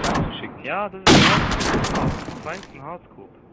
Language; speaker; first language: German; non-native, local second language; Swedish